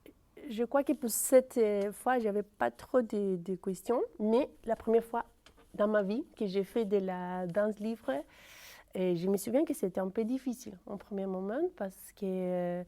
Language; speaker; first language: French; non-native, fluent; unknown